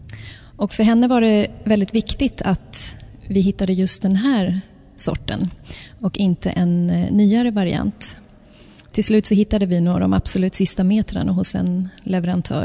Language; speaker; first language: Swedish; native; Swedish